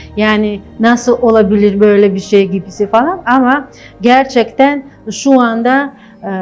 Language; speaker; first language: Turkish; non-native, fluent; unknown